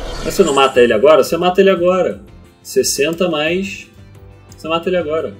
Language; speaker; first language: Portuguese; native; Portuguese